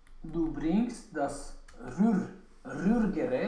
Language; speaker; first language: German; non-native, learner; Romanian